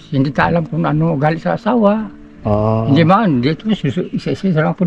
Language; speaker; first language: Filipino; non-native, local second language; Bikol